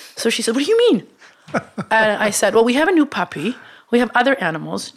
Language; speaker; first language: English; non-native, fluent; Hebrew